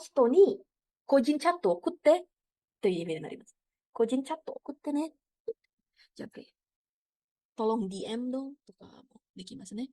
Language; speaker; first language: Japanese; non-native, fluent; Indonesian